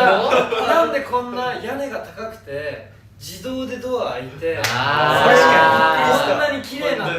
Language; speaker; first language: Japanese; native; Japanese